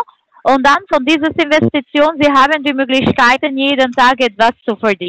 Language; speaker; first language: German; non-native, fluent; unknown